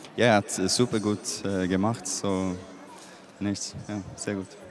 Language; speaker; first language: German; non-native, learner; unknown